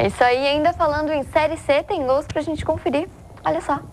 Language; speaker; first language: Portuguese; native; Portuguese